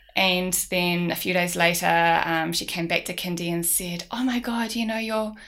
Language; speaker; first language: English; native; English